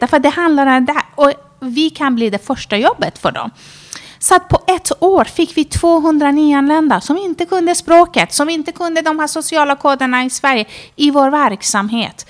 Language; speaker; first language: Swedish; non-native, fluent; Persian